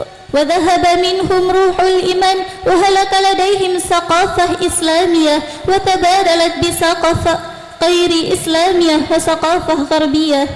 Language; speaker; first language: Arabic; non-native, learner; Indonesian